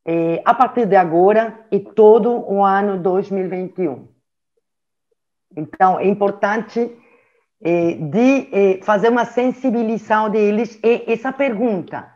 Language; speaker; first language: Portuguese; non-native, learner; French